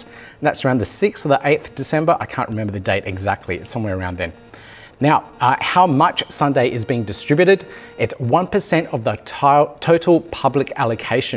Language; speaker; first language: English; native; English